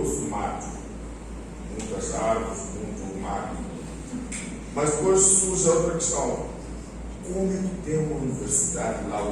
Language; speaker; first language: Portuguese; non-native, local second language; Tsonga